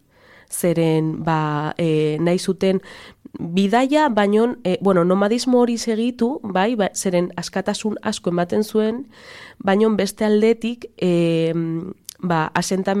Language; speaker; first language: Basque; non-native, local second language; Spanish